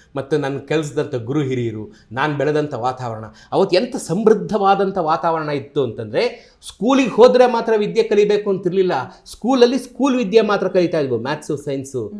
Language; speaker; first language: Kannada; native; Kannada